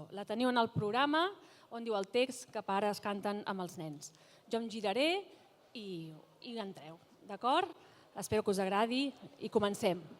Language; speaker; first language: Catalan; native; Catalan